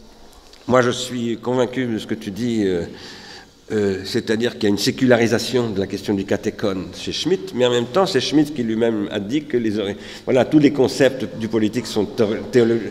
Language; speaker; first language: French; native; French